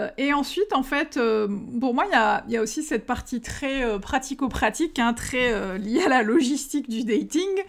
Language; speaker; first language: French; native; French